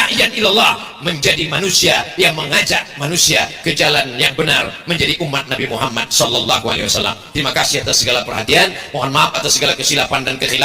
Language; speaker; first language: Indonesian; native; Indonesian